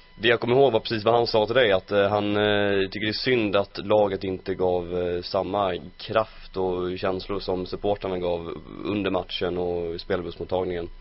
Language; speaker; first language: Swedish; native; Swedish